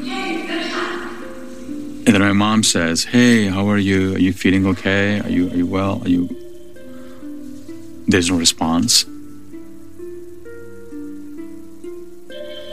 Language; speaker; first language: English; non-native, local second language; Urdu